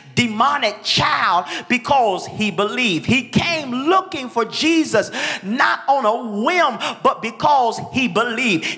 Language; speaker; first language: English; native; English